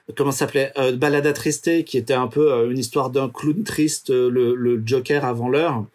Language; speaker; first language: French; native; French